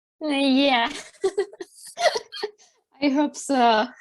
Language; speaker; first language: English; non-native, learner; Turkish